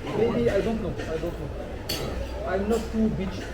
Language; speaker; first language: English; non-native, learner; French